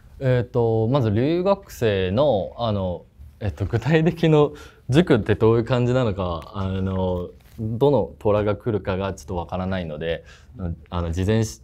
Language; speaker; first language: Japanese; non-native, fluent; Chinese